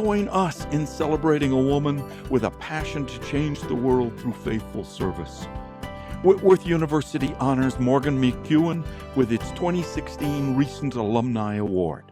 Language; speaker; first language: English; native; English